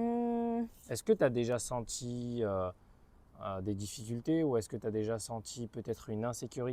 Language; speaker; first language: French; native; French